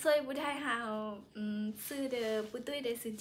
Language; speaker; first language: Chinese; non-native, learner; Lao